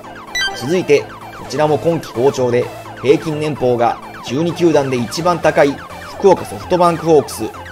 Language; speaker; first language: Japanese; native; Japanese